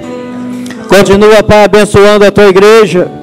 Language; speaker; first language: Portuguese; native; Portuguese